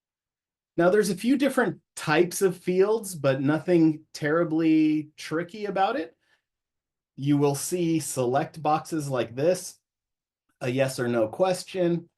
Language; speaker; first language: English; native; English